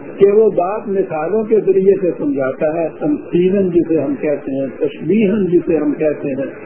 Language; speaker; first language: Urdu; non-native, local second language; Punjabi